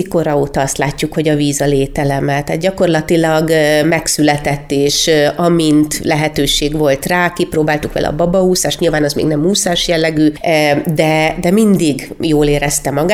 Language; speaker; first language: Hungarian; native; Hungarian